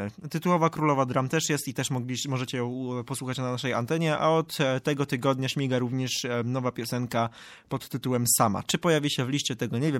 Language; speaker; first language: Polish; native; Polish